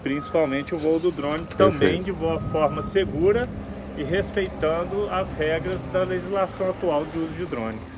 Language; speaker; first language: Portuguese; native; Portuguese